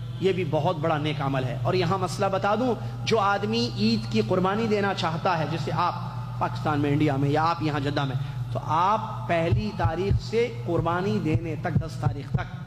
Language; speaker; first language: Urdu; native; Urdu